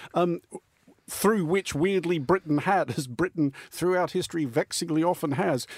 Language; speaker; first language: English; native; English